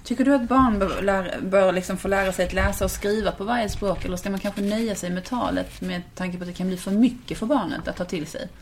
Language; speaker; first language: Swedish; native; Swedish